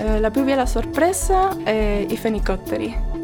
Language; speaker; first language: Italian; non-native, learner; Spanish